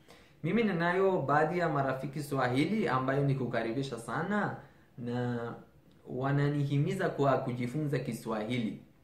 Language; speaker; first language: Swahili; non-native, learner; Persian